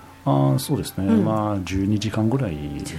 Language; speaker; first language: Japanese; non-native, fluent; French